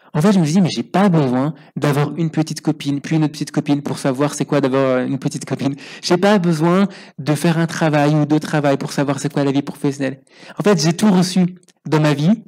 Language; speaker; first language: French; native; French